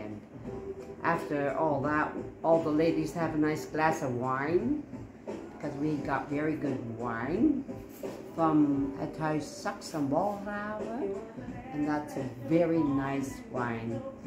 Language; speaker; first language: English; non-native, fluent; Dutch